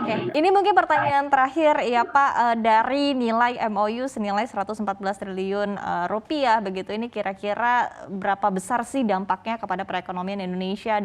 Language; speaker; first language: Indonesian; native; Indonesian